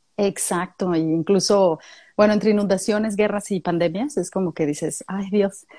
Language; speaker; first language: Spanish; native; Spanish